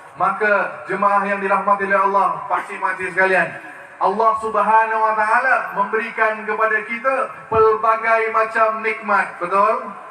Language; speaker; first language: Malay; early bilingual, other home language; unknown